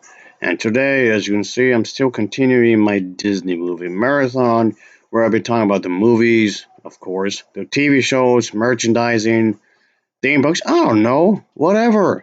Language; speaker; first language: English; native; English